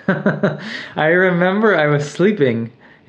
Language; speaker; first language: English; native; English